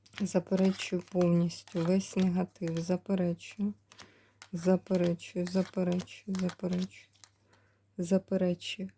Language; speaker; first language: Ukrainian; native; Ukrainian